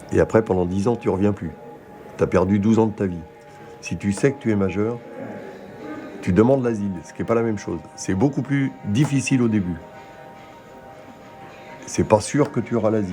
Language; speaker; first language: French; native; French